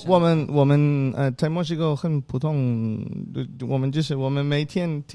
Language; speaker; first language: Chinese; non-native, learner; Spanish